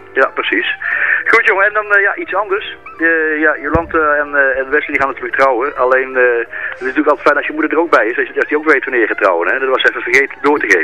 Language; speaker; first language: Dutch; native; Dutch